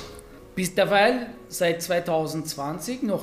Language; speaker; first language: German; non-native, fluent; Persian